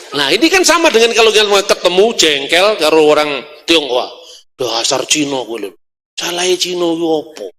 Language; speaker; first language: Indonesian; non-native, local second language; Javanese